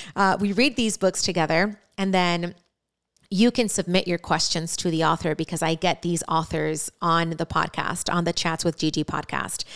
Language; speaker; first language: English; early bilingual, other home language; Spanish